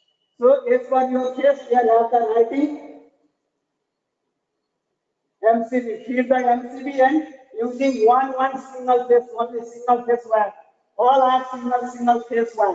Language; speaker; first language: English; non-native, learner; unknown